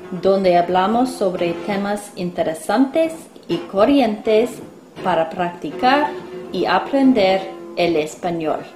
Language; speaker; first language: Spanish; non-native, fluent; English